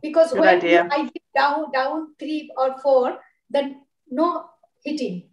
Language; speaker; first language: English; non-native, learner; Bangla